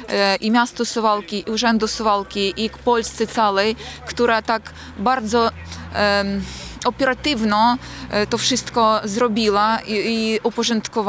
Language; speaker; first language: Polish; non-native, fluent; Ukrainian